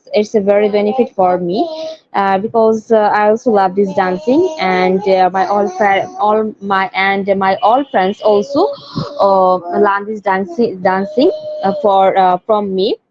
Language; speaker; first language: English; non-native, learner; Bangla